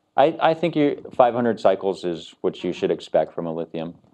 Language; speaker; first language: English; native; English